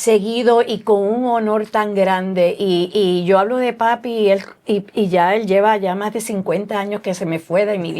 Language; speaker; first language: Spanish; native; Spanish